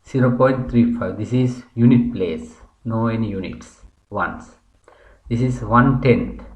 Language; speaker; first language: English; non-native, local second language; Sinhala